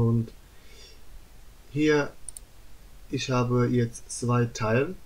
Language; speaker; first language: German; non-native, learner; Turkish